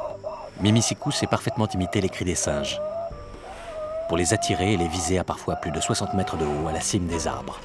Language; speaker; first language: French; native; French